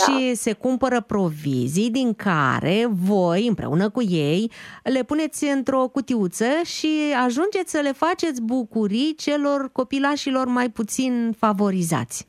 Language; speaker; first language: Romanian; native; Romanian